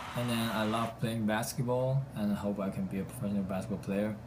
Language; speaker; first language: English; non-native, learner; Chinese